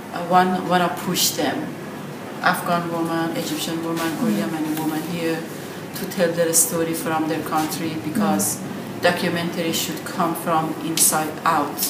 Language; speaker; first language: English; non-native, fluent; Persian